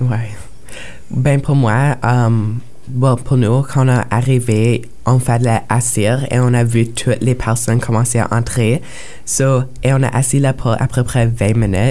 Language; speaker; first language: French; non-native, local second language; English